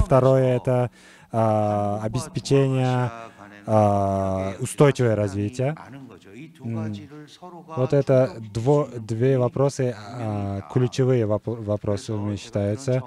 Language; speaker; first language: Russian; non-native, fluent; Korean